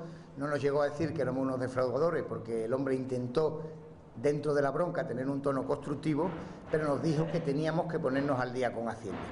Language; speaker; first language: Spanish; native; Spanish